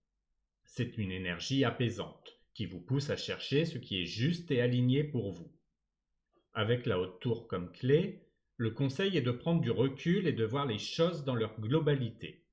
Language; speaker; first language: French; native; French